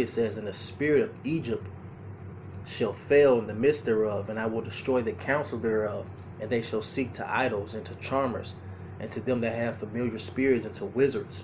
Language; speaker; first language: English; native; English